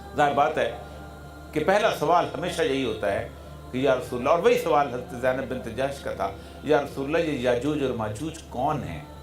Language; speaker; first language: Urdu; non-native, local second language; Punjabi